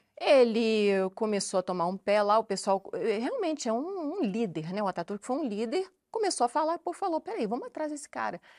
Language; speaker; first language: Portuguese; native; Portuguese